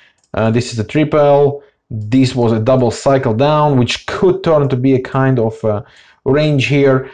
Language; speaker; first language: English; non-native, fluent; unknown